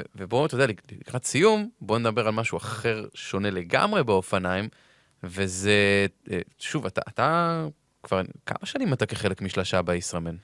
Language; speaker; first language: Hebrew; native; Hebrew